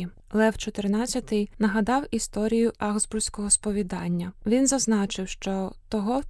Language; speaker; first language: Ukrainian; native; Ukrainian